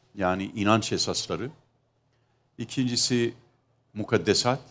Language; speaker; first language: Turkish; native; Turkish